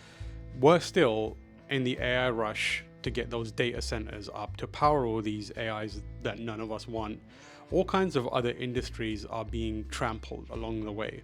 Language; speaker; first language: English; native; English